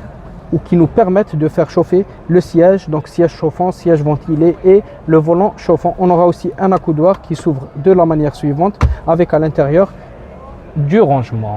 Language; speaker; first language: French; native; French